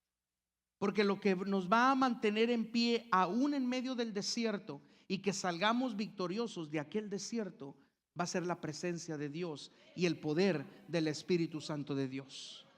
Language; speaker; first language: Spanish; native; Spanish